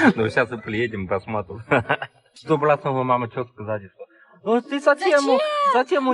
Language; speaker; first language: Russian; non-native, learner; Chinese